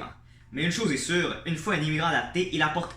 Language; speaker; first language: French; native; French